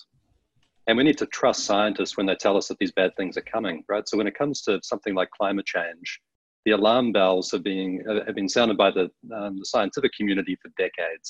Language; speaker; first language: English; native; English